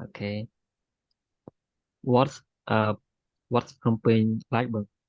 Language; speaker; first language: English; non-native, learner; Khmer